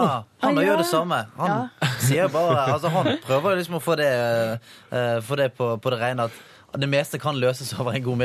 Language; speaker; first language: Norwegian; native; Norwegian